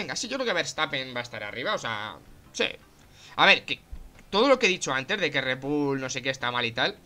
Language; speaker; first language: Spanish; native; Spanish